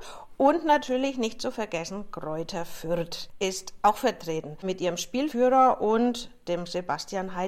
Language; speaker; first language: German; native; German